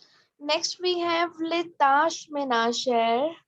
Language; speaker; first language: French; non-native, fluent; Hindi